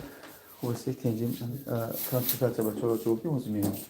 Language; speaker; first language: Russian; non-native, learner; Tajik